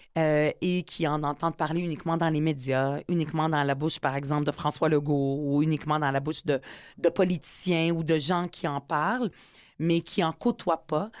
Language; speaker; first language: French; early bilingual, other home language; Arabic